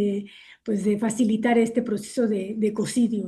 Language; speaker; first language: Spanish; native; Spanish